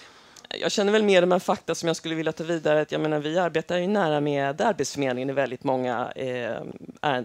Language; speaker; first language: Swedish; native; Swedish